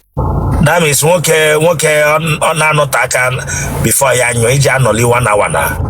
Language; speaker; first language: Igbo; native; Igbo